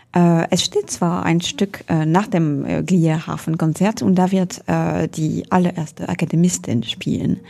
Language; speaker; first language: German; non-native, fluent; French